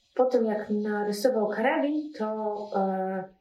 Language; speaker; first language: Polish; non-native, fluent; Russian